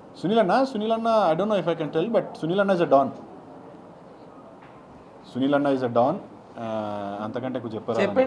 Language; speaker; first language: Telugu; native; Telugu